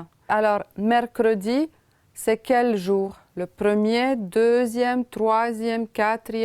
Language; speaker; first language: French; non-native, fluent; Romanian